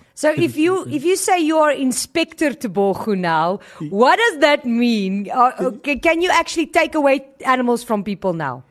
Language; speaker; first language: English; non-native, local second language; Afrikaans